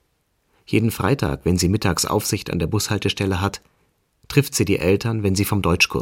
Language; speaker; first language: German; native; German